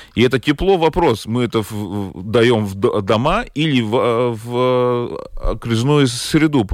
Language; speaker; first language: Russian; non-native, local second language; Latvian